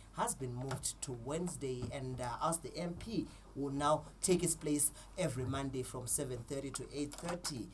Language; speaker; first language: English; non-native, local second language; Shona